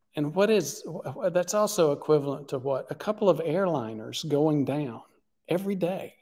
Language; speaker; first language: English; native; English